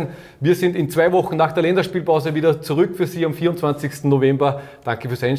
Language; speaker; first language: German; native; German